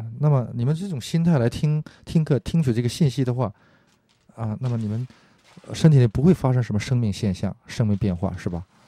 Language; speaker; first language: Chinese; non-native, fluent; Korean